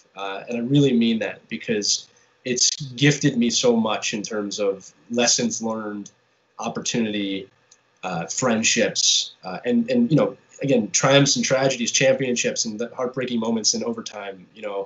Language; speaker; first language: English; native; English